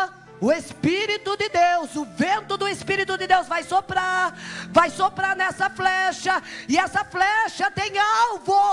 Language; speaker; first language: Portuguese; native; Portuguese